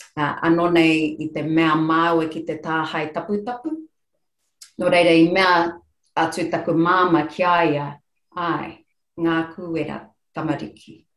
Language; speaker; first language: Māori; non-native, local second language; English